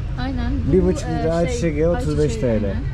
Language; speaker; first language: Turkish; non-native, fluent; Persian